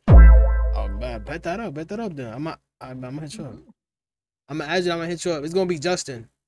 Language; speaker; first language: English; early bilingual, other home language; Spanish